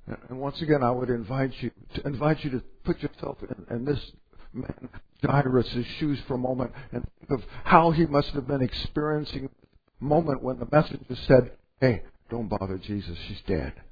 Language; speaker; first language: English; native; English